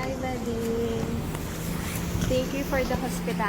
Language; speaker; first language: English; non-native, fluent; Filipino